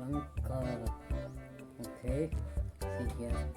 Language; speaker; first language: English; non-native, learner; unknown